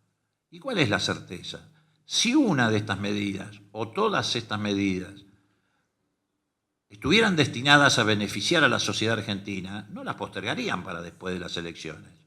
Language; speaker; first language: Spanish; native; Spanish